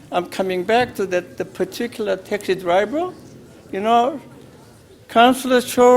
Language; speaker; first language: English; non-native, fluent; Korean